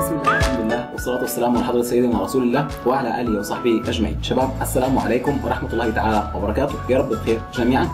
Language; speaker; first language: Arabic; native; Arabic